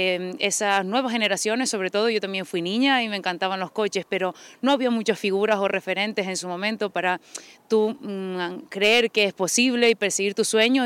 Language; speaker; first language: Spanish; native; Spanish